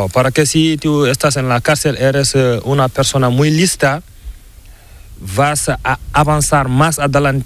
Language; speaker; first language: Spanish; non-native, learner; Fula